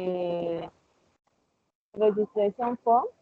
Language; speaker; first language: English; non-native, learner; Spanish